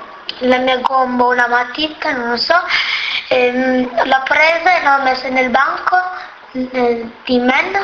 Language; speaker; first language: Italian; non-native, local second language; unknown